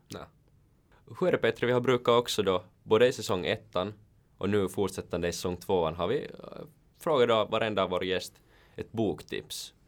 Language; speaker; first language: Swedish; native; Swedish